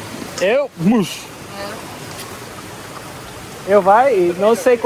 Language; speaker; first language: Portuguese; early bilingual, heritage; English